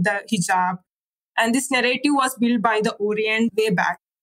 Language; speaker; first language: English; non-native, local second language; Malayalam